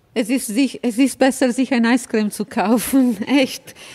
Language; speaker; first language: German; non-native, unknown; Italian